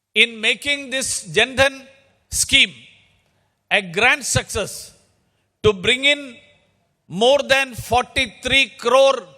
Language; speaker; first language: English; non-native, local second language; Malayalam